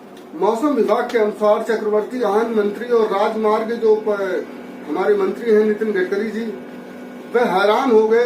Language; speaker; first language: Hindi; native; Hindi